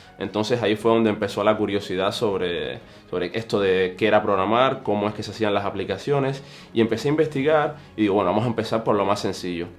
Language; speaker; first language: Spanish; native; Spanish